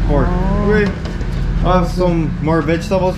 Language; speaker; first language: English; non-native, fluent; Spanish